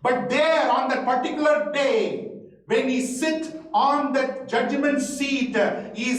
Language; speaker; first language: English; non-native, local second language; Tamil